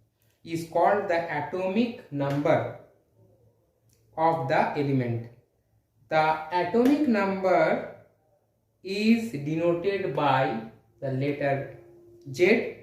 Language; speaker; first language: English; non-native, local second language; Hindi